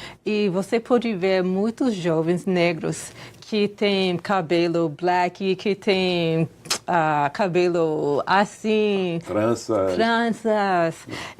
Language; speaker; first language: Portuguese; non-native, fluent; English